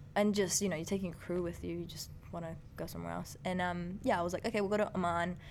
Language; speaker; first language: English; early bilingual, other home language; Persian